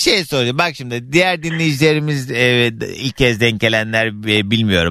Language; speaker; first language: Turkish; native; Turkish